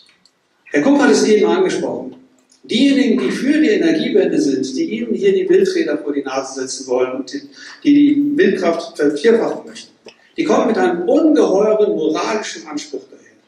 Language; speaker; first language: German; native; German